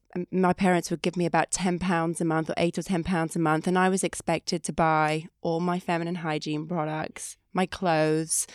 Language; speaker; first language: English; native; English